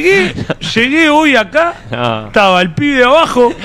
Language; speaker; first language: Spanish; native; Spanish